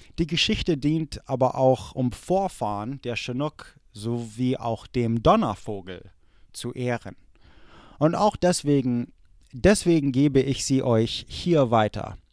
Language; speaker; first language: German; early bilingual, other home language; English